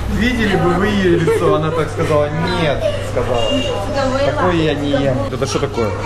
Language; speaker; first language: Russian; native; Russian